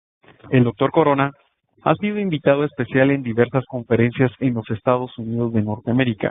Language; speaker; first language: Spanish; native; Spanish